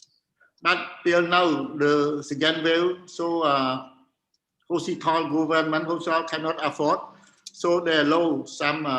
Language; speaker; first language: English; non-native, learner; Khmer